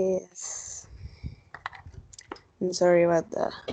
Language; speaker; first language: English; non-native, learner; Spanish